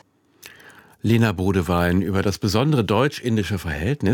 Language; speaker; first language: German; native; German